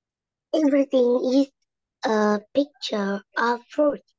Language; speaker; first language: English; non-native, learner; Vietnamese